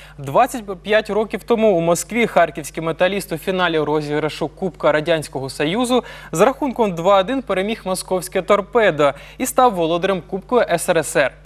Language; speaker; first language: Ukrainian; native; Ukrainian